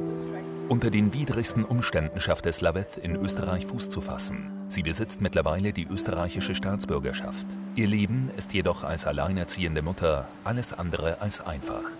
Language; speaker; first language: German; native; German